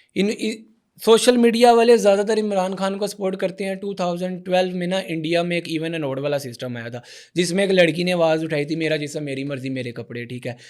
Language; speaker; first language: Urdu; non-native, local second language; Punjabi